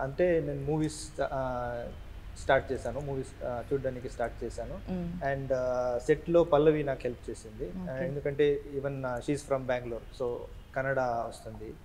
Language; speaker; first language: Telugu; non-native, learner; Kannada